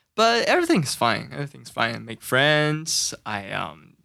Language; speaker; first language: English; non-native, learner; Chinese